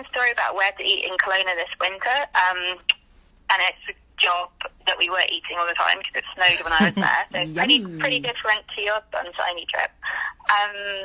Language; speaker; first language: English; native; English